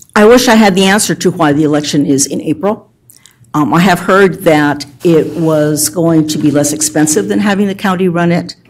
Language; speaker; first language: English; early bilingual, other home language; Spanish